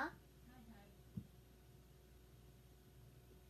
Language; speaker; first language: Japanese; native; Japanese